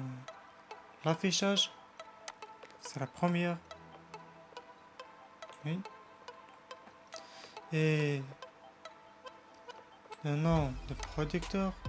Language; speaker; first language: French; non-native, learner; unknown